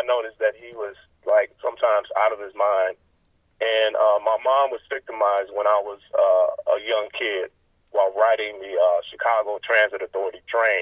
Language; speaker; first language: English; native; English